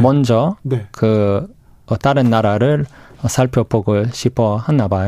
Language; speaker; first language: Korean; non-native, fluent; English